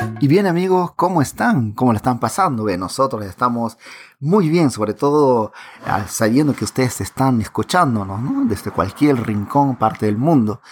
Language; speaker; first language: Spanish; native; Spanish